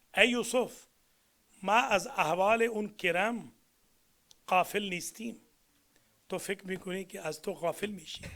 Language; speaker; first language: Urdu; native; Urdu